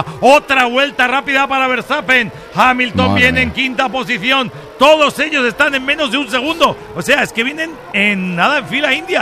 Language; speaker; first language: Spanish; native; Spanish